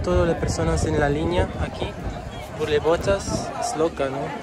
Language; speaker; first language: Spanish; non-native, learner; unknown